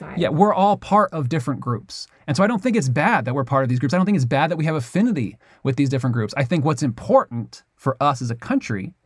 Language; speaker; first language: English; native; English